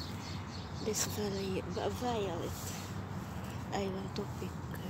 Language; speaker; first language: English; non-native, learner; Filipino